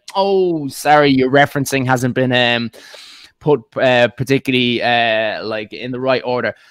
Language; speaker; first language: English; native; English